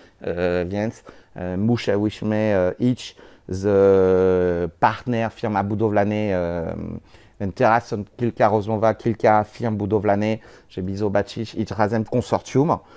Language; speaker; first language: Polish; non-native, learner; French